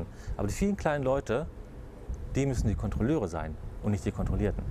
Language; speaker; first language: German; native; German